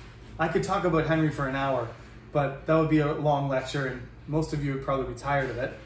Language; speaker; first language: English; native; English